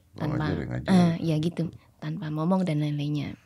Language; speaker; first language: Indonesian; native; Indonesian